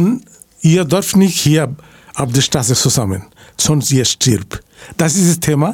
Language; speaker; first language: German; non-native, learner; Bangla